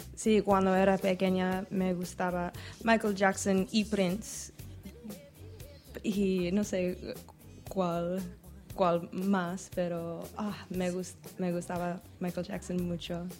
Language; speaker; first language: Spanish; non-native, learner; English